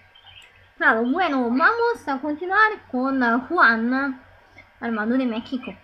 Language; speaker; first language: Spanish; non-native, fluent; Italian